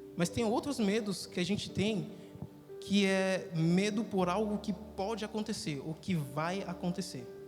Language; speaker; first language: Portuguese; non-native, fluent; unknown